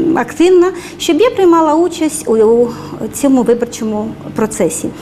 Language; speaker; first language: Ukrainian; native; Ukrainian